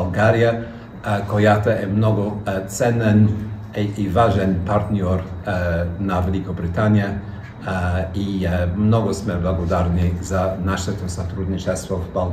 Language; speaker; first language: Bulgarian; non-native, learner; English